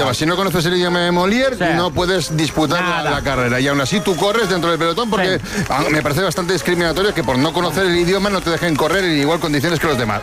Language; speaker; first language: Spanish; native; Spanish